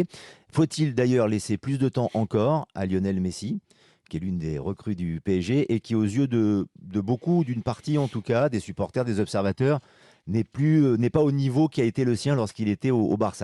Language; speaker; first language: French; native; French